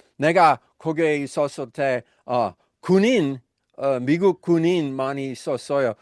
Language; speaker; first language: Korean; non-native, learner; English